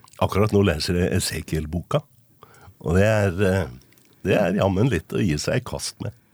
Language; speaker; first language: Norwegian; native; Norwegian